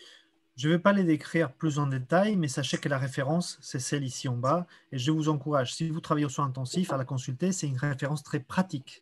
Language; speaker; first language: French; native; French